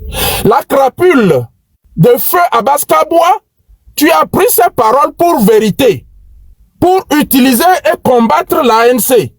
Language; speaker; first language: French; non-native, local second language; Ewe